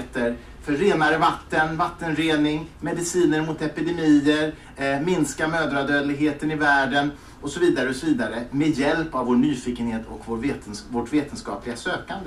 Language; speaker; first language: Swedish; native; Swedish